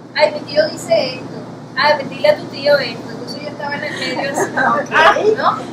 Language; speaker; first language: Spanish; native; Spanish